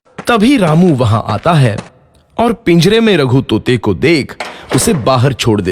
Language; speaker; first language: Hindi; native; Hindi